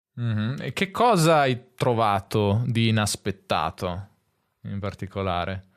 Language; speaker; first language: Italian; native; Italian